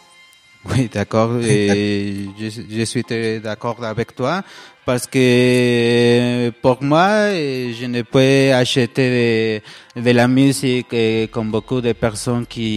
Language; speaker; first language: French; non-native, learner; Spanish